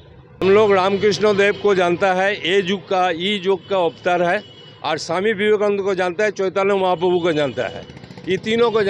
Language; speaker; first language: Hindi; non-native, local second language; Bangla